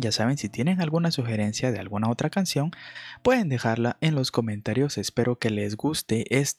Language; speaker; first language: Spanish; native; Spanish